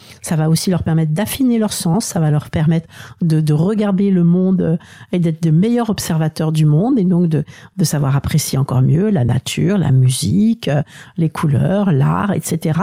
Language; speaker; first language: French; native; French